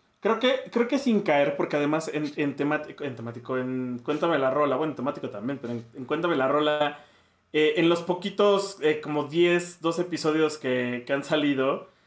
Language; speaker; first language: Spanish; native; Spanish